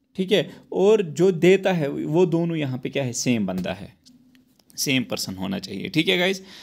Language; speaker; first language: Hindi; non-native, local second language; Kashmiri